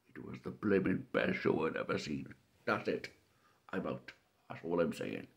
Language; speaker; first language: English; native; English